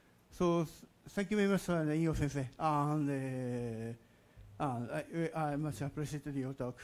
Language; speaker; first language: English; non-native, learner; Japanese